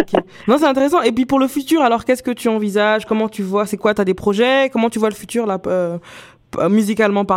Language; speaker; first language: French; native; French